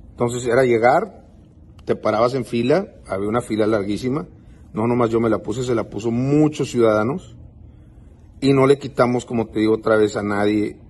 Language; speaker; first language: Spanish; early bilingual, heritage; Spanish